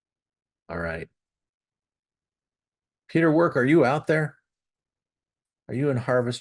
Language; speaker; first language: English; native; English